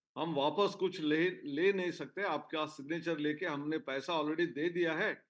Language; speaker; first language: Hindi; non-native, local second language; Marathi